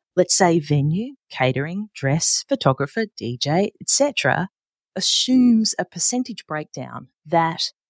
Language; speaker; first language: English; native; English